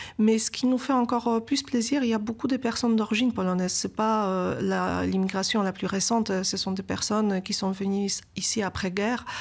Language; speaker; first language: French; non-native, fluent; Polish